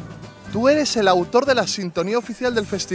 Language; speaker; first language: Spanish; native; Spanish